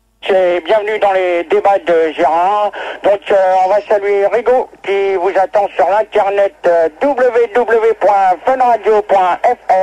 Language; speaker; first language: French; native; French